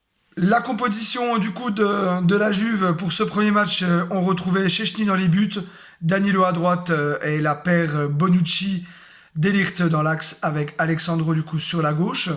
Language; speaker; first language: French; native; French